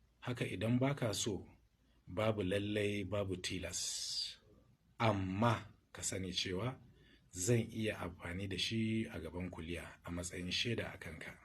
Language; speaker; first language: Hausa; native; Hausa